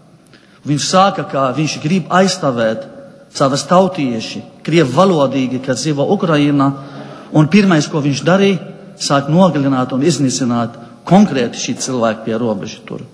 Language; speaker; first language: Latvian; non-native, fluent; Arabic